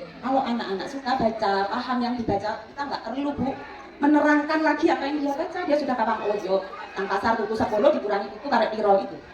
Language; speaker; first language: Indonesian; non-native, local second language; Madurese